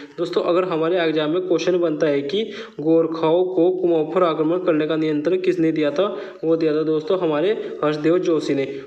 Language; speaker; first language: Hindi; native; Hindi